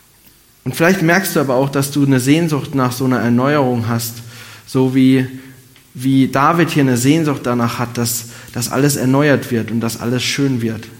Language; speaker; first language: German; native; German